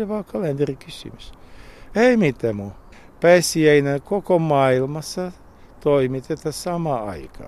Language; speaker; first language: Finnish; non-native, learner; Russian